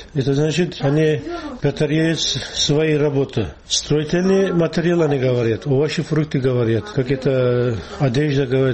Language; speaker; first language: Russian; non-native, learner; Turkish